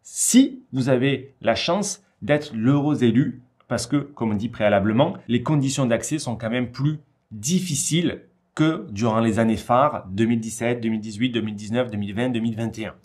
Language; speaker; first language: French; native; French